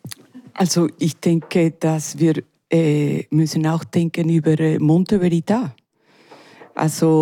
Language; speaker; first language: German; non-native, learner; Spanish